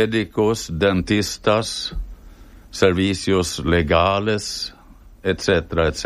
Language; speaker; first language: Spanish; non-native, fluent; Swedish